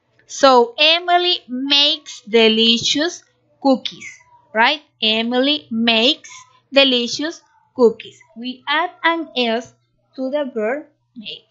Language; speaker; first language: English; non-native, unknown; Spanish